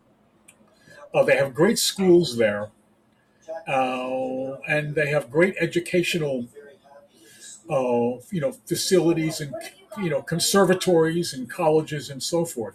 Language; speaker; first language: English; native; English